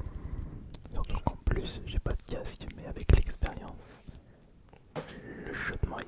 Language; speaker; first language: French; native; French